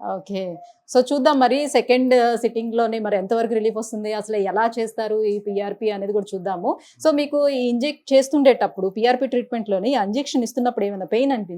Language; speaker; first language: Telugu; native; Telugu